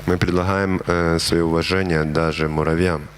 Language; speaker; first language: Russian; native; Russian